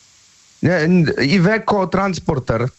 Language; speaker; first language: German; non-native, learner; Polish